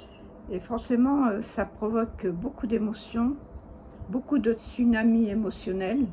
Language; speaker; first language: French; native; French